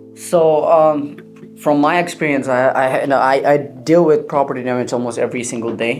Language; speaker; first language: English; non-native, local second language; Bangla